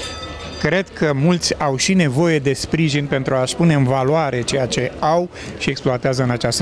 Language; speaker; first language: Romanian; native; Romanian